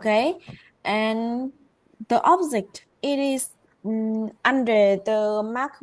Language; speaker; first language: English; non-native, learner; Vietnamese